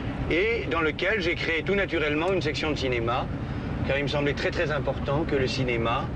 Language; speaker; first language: French; native; French